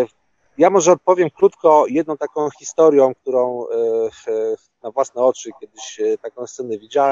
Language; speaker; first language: Polish; native; Polish